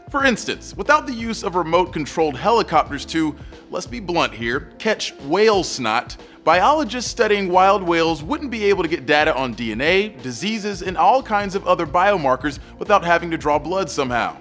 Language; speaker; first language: English; native; English